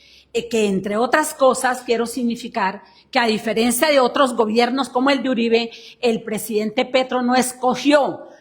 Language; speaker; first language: Spanish; native; Spanish